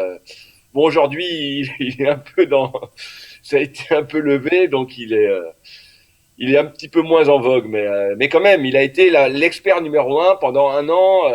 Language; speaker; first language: French; native; French